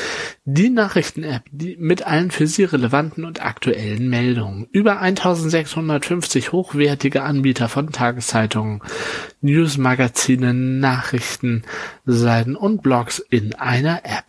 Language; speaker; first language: German; native; German